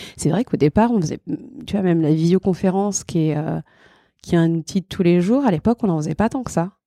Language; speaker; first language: French; early bilingual, other home language; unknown